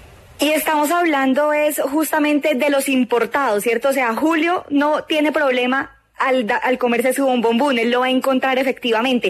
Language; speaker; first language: Spanish; native; Spanish